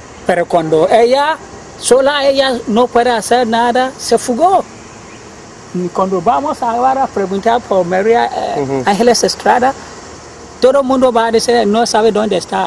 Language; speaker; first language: Spanish; non-native, learner; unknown